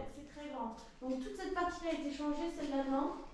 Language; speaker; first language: French; native; French